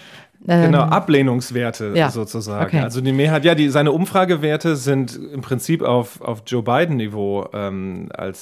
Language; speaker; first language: German; native; German